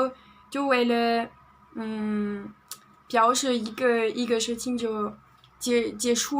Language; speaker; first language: Chinese; non-native, fluent; French